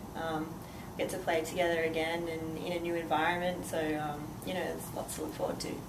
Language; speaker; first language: English; native; English